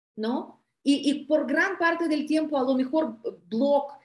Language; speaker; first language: Spanish; non-native, fluent; Russian